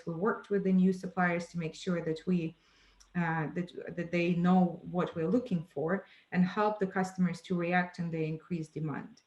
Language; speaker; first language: English; non-native, fluent; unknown